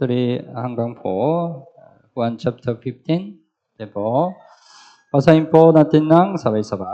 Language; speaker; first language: Filipino; non-native, learner; Korean